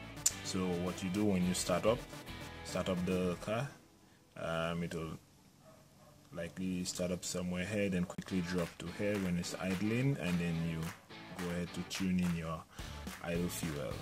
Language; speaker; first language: English; native; English